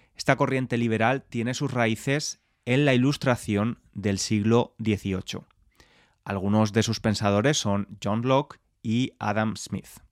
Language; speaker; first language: Spanish; native; Spanish